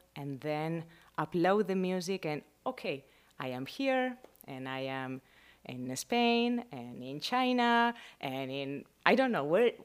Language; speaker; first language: English; non-native, learner; Spanish